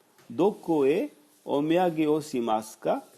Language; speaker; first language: Japanese; non-native, fluent; Hindi